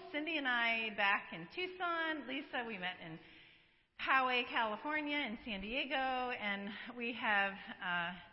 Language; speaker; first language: English; native; English